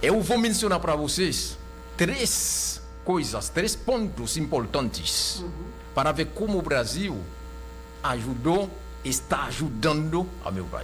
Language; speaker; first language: Portuguese; non-native, local second language; Haitian Creole